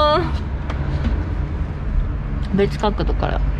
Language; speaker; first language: Japanese; native; Japanese